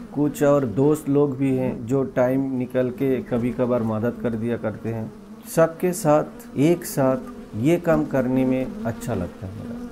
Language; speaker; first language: Hindi; non-native, local second language; Bangla